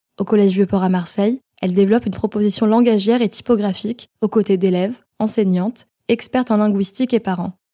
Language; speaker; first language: French; native; French